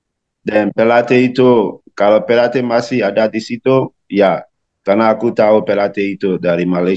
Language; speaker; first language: Indonesian; non-native, learner; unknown